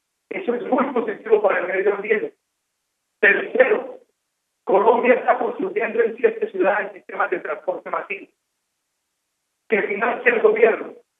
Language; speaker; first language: Spanish; native; Spanish